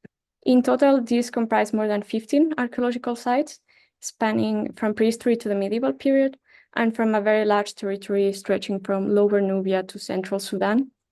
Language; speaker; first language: English; non-native, fluent; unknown